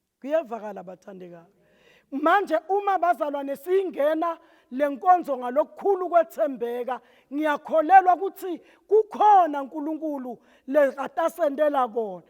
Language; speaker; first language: Zulu; non-native, local second language; Swati